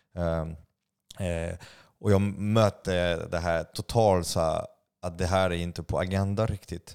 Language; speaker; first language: Swedish; non-native, fluent; French